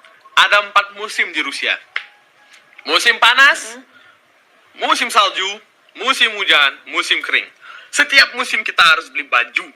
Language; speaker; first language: Indonesian; early bilingual, other home language; Russian